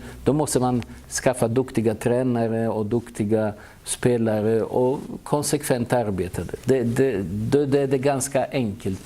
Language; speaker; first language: Swedish; non-native, fluent; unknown